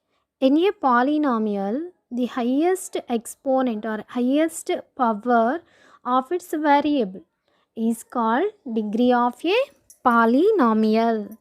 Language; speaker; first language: English; non-native, local second language; Telugu